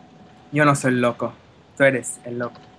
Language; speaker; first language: Spanish; early bilingual, heritage; Spanish